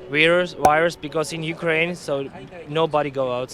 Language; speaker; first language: English; non-native, learner; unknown